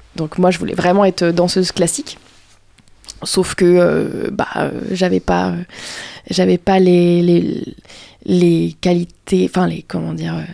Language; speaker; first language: French; native; French